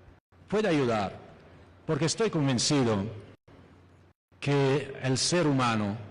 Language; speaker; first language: Spanish; non-native, fluent; Italian